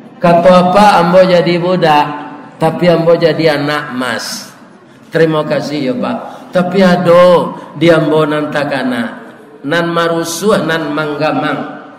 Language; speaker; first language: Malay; non-native, local second language; Minangkabau